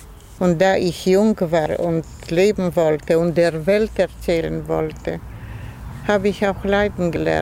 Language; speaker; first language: German; non-native, fluent; Polish